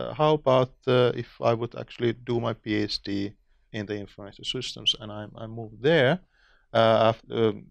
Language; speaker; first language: English; non-native, fluent; Finnish